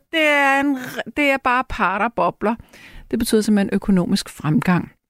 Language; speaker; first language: Danish; native; Danish